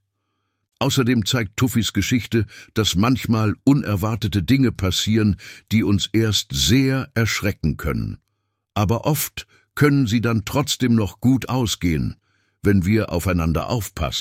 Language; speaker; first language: German; native; German